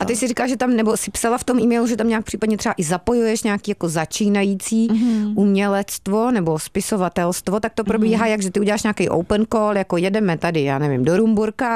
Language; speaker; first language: Czech; native; Czech